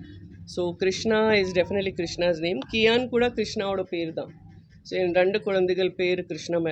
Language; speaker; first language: Tamil; non-native, fluent; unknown